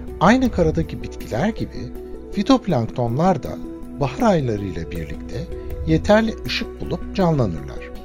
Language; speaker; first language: Turkish; native; Turkish